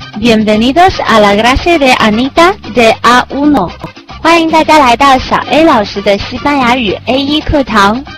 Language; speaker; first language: Spanish; non-native, learner; Chinese